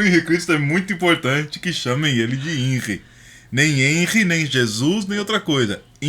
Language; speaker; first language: Portuguese; native; Portuguese